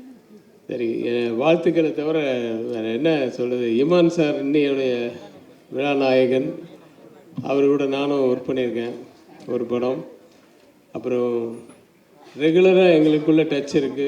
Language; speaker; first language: Tamil; native; Tamil